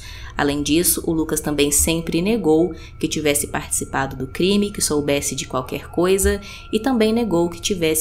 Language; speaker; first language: Portuguese; native; Portuguese